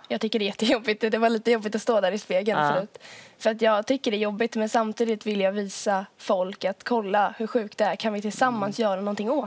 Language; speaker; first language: Swedish; native; Swedish